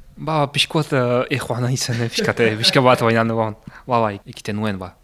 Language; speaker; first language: Basque; native; Basque